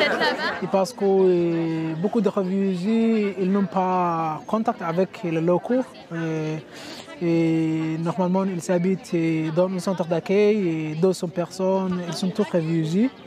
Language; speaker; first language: French; non-native, learner; Somali